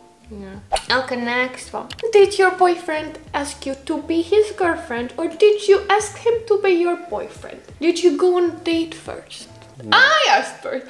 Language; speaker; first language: English; non-native, fluent; Hungarian